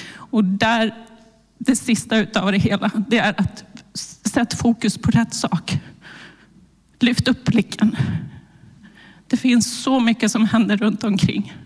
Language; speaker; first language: Swedish; early bilingual, other home language; Finnish